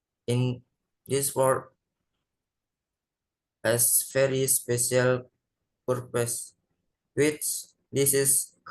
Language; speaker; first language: English; non-native, learner; Indonesian